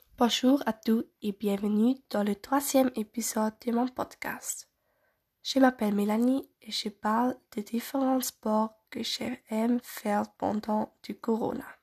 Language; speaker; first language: French; non-native, learner; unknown